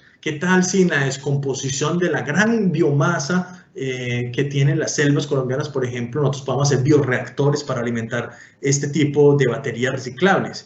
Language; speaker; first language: Spanish; native; Spanish